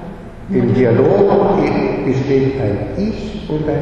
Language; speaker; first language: German; non-native, fluent; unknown